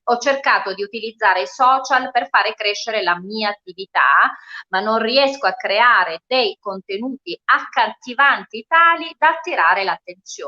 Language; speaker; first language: Italian; native; Italian